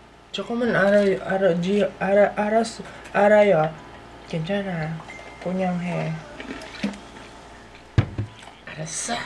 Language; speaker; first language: Korean; non-native, learner; Filipino